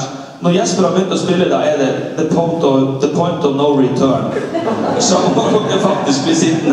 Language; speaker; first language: Norwegian; native; Norwegian